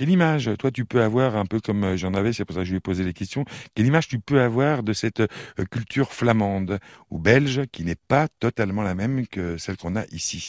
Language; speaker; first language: French; native; French